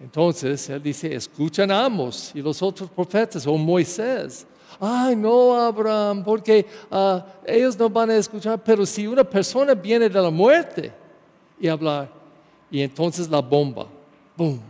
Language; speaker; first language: Spanish; non-native, learner; English